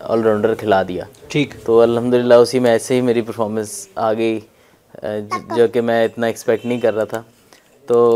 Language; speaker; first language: Urdu; non-native, local second language; Punjabi